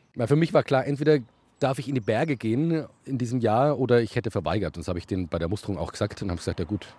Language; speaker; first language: German; native; German